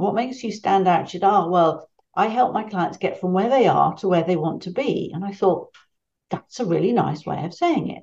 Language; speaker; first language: English; native; English